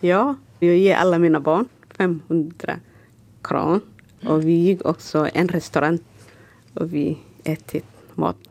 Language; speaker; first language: Swedish; non-native, learner; Somali